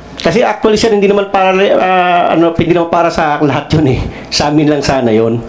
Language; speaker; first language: Filipino; non-native, local second language; Cebuano